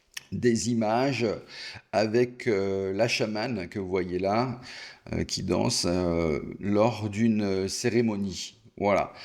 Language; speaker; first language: French; native; French